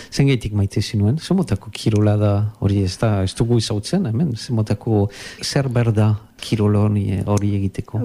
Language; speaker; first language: Basque; native; Basque